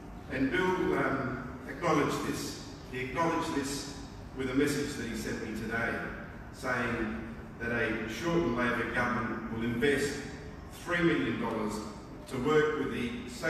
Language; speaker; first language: English; early bilingual, other home language; Greek